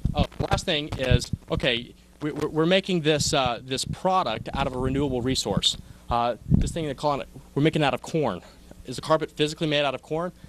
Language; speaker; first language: English; native; English